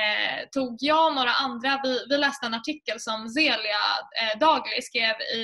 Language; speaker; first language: Swedish; native; Swedish